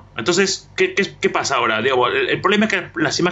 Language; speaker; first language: Spanish; native; Spanish